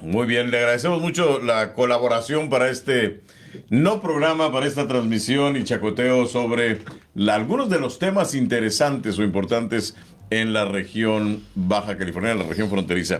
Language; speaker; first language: Spanish; native; Spanish